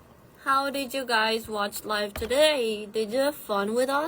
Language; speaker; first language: English; non-native, fluent; Italian